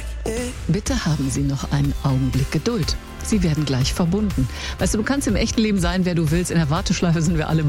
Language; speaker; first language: German; native; German